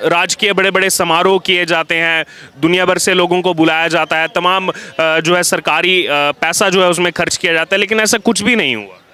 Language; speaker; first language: Hindi; native; Hindi